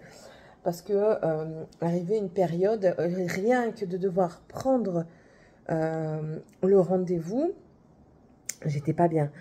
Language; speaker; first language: French; native; French